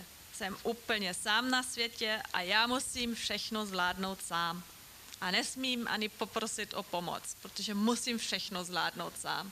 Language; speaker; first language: Czech; non-native, fluent; German